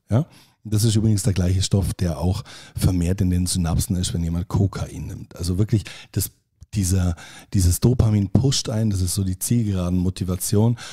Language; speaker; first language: German; native; German